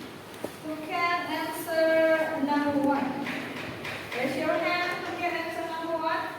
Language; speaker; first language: English; non-native, fluent; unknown